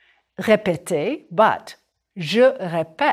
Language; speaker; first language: French; non-native, fluent; English